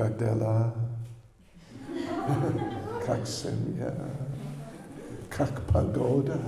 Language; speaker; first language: Russian; non-native, learner; English